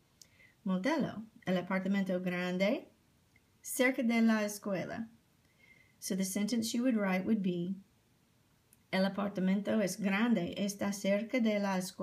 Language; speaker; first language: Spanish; non-native, fluent; English